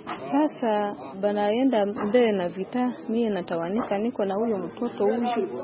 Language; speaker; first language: Swahili; non-native, local second language; Ganda